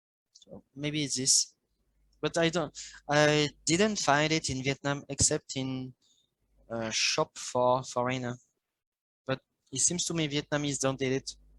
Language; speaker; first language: English; non-native, learner; French